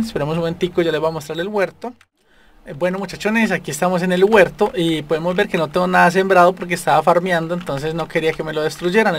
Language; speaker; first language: Spanish; native; Spanish